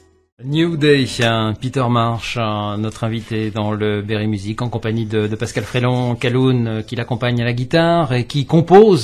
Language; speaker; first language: French; native; French